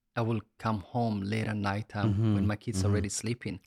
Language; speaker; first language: English; non-native, fluent; Italian